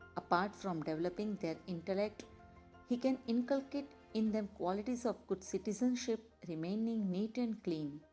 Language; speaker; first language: English; non-native, local second language; Gujarati